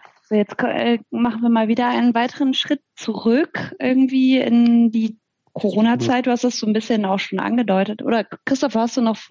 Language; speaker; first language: German; native; German